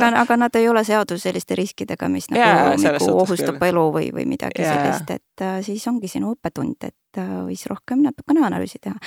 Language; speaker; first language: Estonian; non-native, local second language; Russian